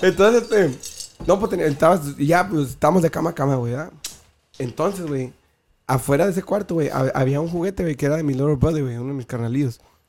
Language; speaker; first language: Spanish; early bilingual, heritage; Spanish